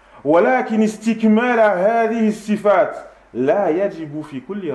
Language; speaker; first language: Arabic; non-native, fluent; French